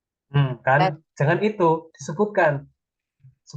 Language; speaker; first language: Indonesian; native; Indonesian